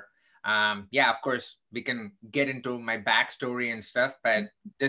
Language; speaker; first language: English; non-native, local second language; Tamil